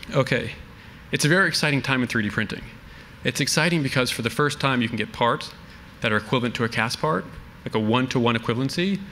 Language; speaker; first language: English; native; English